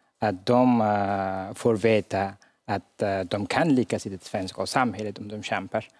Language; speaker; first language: Swedish; non-native, fluent; Hazaragi